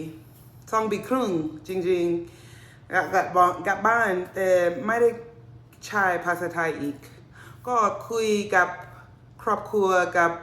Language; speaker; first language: Thai; non-native, learner; English